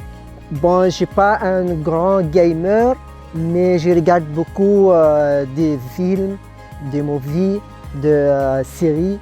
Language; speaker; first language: French; non-native, local second language; Arabic